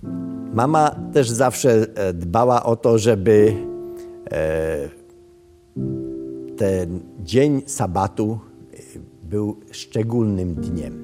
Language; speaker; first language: Polish; early bilingual, other home language; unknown